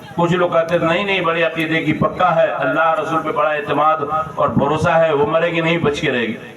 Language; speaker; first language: Urdu; native; Urdu